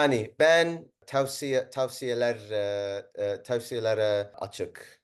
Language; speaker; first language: Turkish; non-native, learner; Arabic